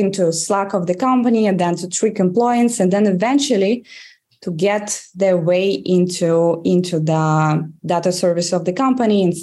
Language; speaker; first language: English; non-native, fluent; Russian